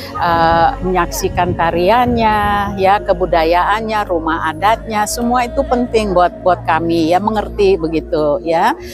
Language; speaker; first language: Indonesian; non-native, fluent; English